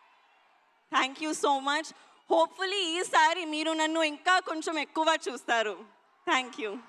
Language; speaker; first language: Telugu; non-native, learner; Hindi